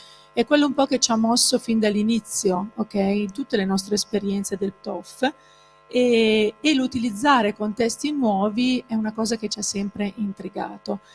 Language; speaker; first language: Italian; native; Italian